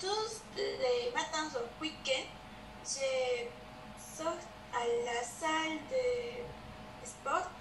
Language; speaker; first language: French; non-native, learner; Spanish